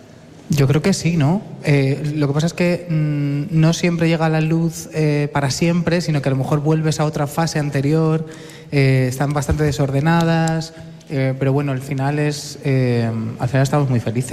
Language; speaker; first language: Spanish; native; Spanish